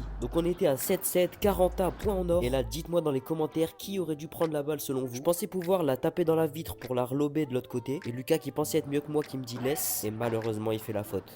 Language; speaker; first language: French; native; French